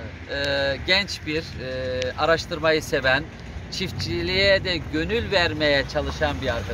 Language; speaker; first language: Turkish; native; Turkish